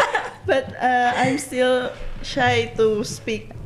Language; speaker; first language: English; non-native, learner; Indonesian